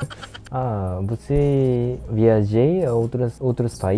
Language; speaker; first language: Portuguese; non-native, learner; Japanese